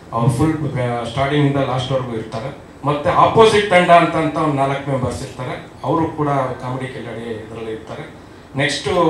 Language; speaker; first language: Kannada; native; Kannada